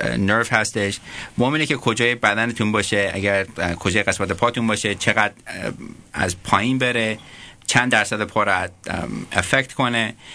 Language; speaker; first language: Persian; early bilingual, heritage; Persian